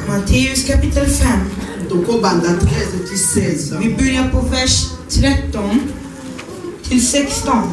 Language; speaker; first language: Swedish; non-native, learner; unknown